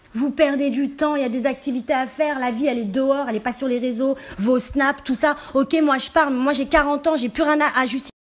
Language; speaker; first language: French; native; French